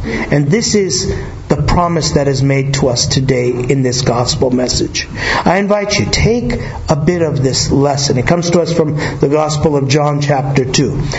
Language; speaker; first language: English; native; English